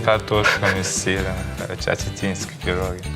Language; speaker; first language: Russian; non-native, learner; Turkmen